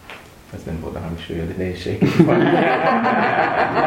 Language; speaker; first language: Hungarian; non-native, learner; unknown